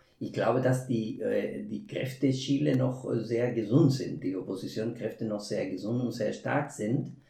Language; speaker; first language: German; non-native, fluent; Spanish